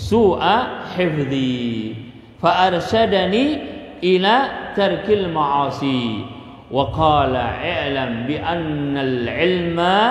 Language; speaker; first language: Arabic; non-native, fluent; Indonesian